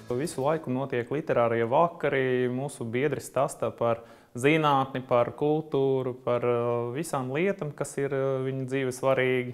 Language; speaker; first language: Latvian; non-native, local second language; Russian